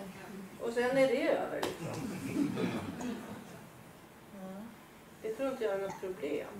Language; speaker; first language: Swedish; native; Swedish